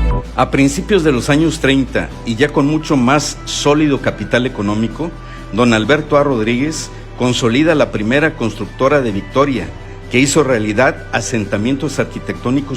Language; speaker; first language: Spanish; native; Spanish